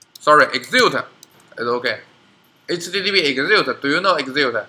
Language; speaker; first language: English; non-native, learner; Chinese